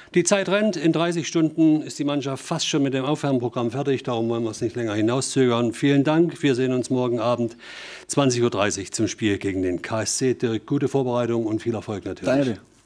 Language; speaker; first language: German; native; German